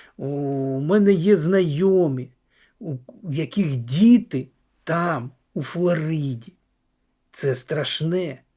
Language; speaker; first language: Ukrainian; native; Ukrainian